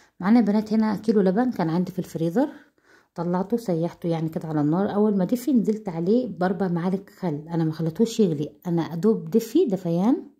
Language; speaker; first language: Arabic; native; Arabic